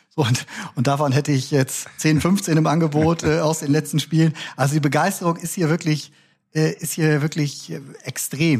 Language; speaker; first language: German; native; German